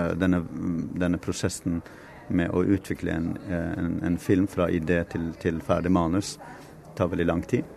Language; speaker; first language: Norwegian; non-native, fluent; Kurdish